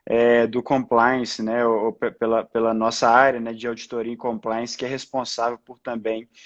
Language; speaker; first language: Portuguese; native; Portuguese